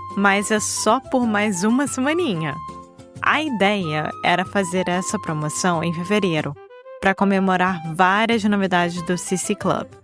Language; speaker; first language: Portuguese; native; Portuguese